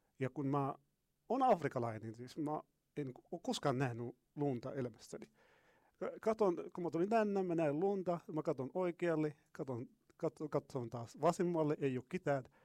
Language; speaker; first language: Finnish; non-native, fluent; Arabic